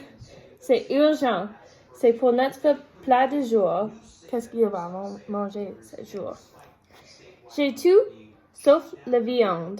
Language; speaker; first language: French; non-native, learner; English